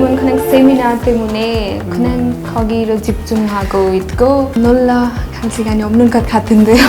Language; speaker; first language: Korean; non-native, learner; Nepali